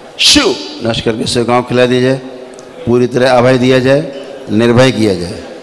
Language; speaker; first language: Hindi; native; Hindi